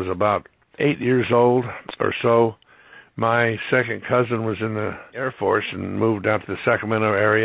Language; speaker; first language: English; native; English